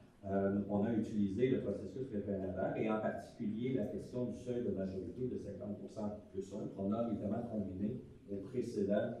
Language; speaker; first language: French; native; French